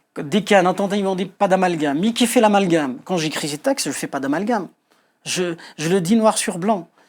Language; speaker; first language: French; non-native, local second language; Kabyle